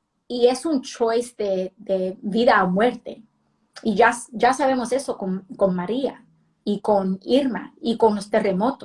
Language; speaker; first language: Spanish; early bilingual, heritage; Spanish